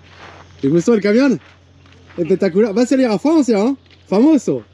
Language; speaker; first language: Spanish; non-native, learner; French